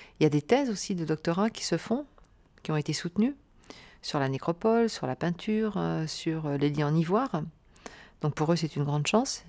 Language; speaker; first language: French; native; French